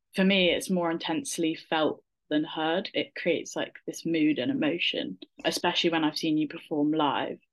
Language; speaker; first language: English; native; English